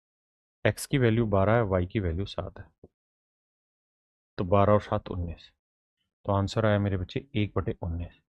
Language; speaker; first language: Hindi; native; Hindi